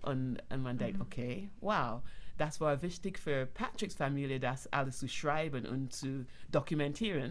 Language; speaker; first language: German; non-native, fluent; English